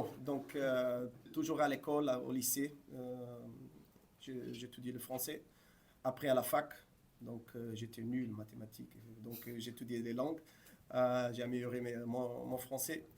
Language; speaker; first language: French; non-native, fluent; Portuguese